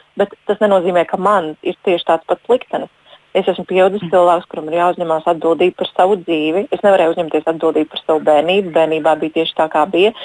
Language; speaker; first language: Latvian; native; Latvian